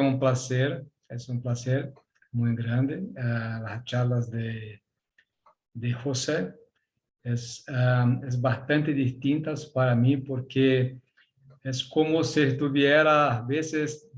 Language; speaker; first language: Spanish; non-native, learner; Portuguese